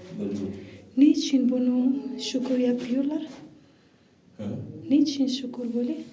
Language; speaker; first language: Turkish; non-native, learner; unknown